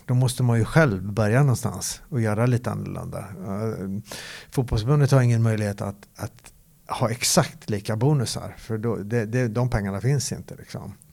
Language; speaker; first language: Swedish; native; Swedish